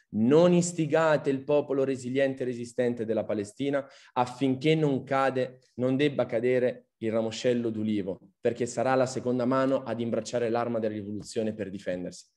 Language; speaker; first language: Italian; early bilingual, other home language; Arabic